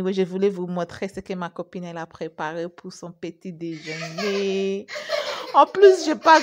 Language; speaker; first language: French; non-native, fluent; English